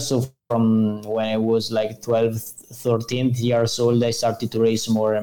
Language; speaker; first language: English; non-native, learner; Italian